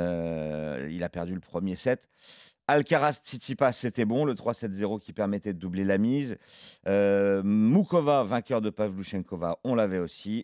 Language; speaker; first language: French; native; French